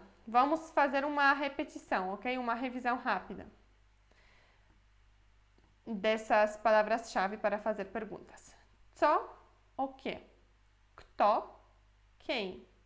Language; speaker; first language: Portuguese; non-native, fluent; Polish